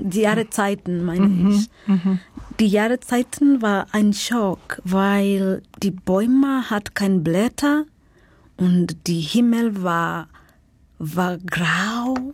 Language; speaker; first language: German; non-native, fluent; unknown